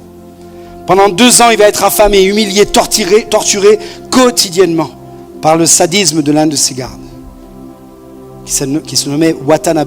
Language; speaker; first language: French; native; French